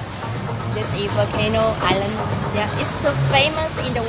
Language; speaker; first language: English; non-native, learner; Vietnamese